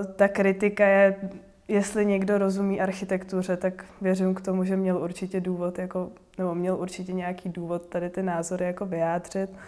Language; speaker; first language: Czech; native; Czech